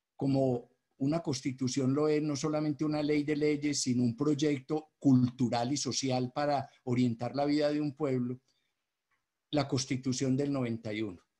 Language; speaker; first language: Spanish; native; Spanish